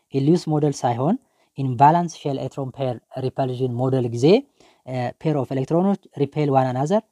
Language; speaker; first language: English; non-native, local second language; Amharic